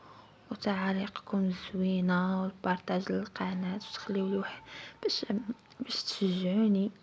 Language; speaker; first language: Arabic; native; Arabic